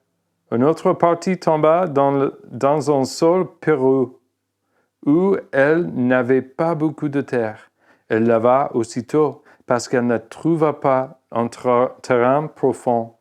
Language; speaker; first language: French; non-native, fluent; English